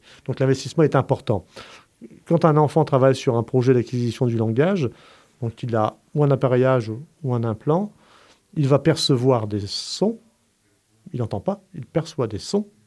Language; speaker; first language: French; native; French